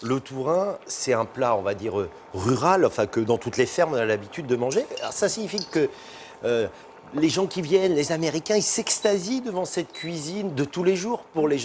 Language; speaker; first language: French; native; French